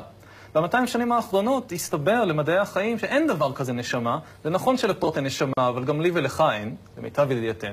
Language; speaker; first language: Hebrew; native; Hebrew